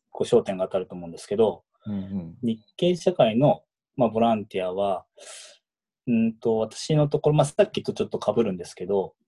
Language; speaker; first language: Japanese; native; Japanese